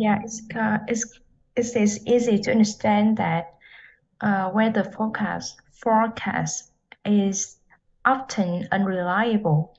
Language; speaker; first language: English; non-native, learner; Vietnamese